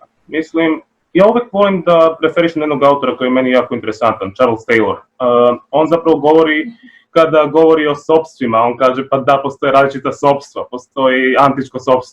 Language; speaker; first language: Bosnian; native; Bosnian